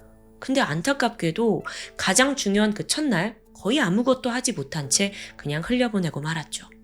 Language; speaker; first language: Korean; native; Korean